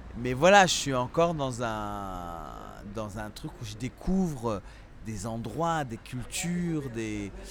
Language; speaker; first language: French; early bilingual, other home language; Central Atlas Tamazight